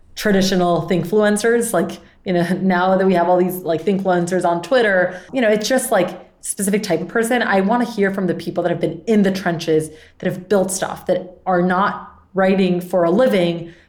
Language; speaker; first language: English; non-native, fluent; Spanish